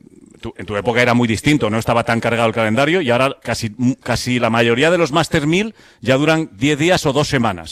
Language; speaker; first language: Spanish; native; Spanish